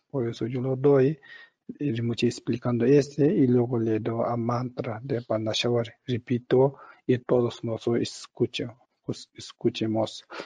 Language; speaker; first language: Spanish; non-native, learner; Tibetan